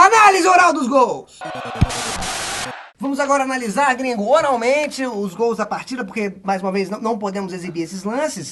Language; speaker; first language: Portuguese; native; Portuguese